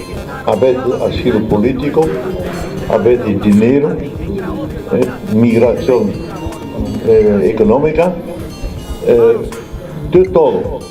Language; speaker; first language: Spanish; non-native, fluent; Dutch